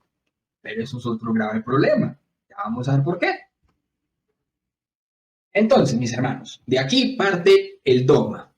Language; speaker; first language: Spanish; native; Spanish